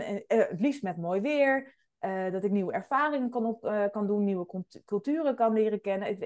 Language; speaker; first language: Dutch; native; Dutch